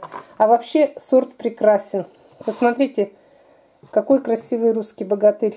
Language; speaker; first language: Russian; native; Russian